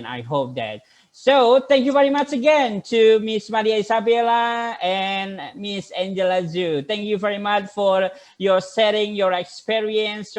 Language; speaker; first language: English; non-native, fluent; Indonesian